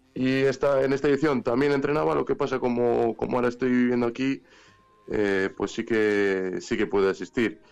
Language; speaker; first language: Spanish; native; Spanish